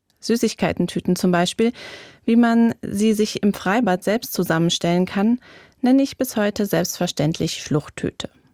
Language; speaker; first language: German; native; German